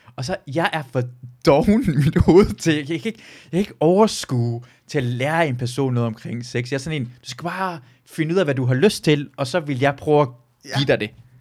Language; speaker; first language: Danish; early bilingual, other home language; Persian